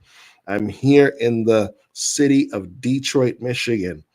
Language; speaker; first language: English; native; English